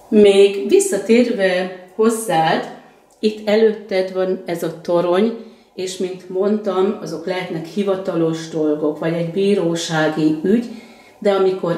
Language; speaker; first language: Hungarian; native; Hungarian